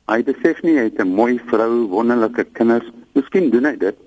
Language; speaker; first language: Afrikaans; non-native, fluent; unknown